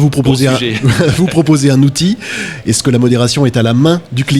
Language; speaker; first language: French; native; French